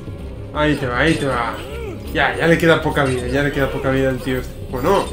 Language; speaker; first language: Spanish; native; Spanish